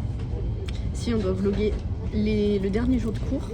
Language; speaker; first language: French; native; French